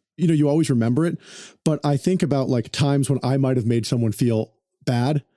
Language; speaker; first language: English; native; English